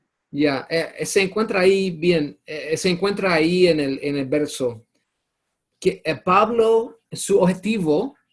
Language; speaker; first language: Spanish; non-native, fluent; English